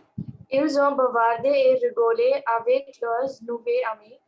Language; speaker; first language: French; non-native, learner; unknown